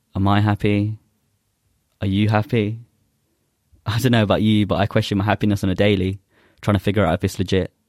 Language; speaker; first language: English; non-native, local second language; Urdu